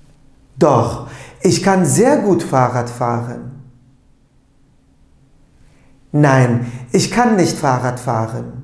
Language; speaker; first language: German; non-native, fluent; Turkish